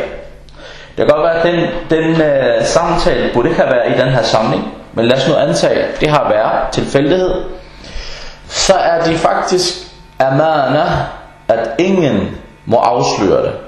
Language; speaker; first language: Danish; early bilingual, other home language; Arabic